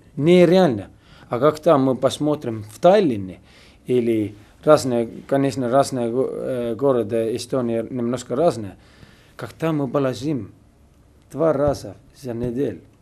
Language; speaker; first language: Russian; non-native, learner; Estonian